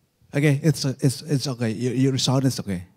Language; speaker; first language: English; non-native, local second language; Indonesian